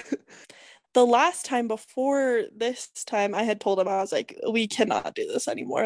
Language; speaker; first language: English; native; English